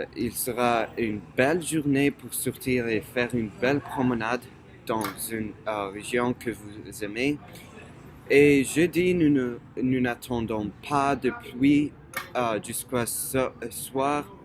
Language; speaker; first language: French; non-native, learner; English